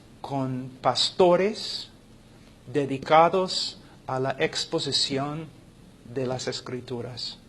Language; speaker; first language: Spanish; non-native, fluent; English